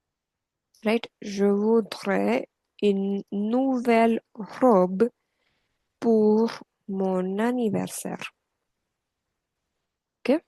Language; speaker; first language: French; non-native, fluent; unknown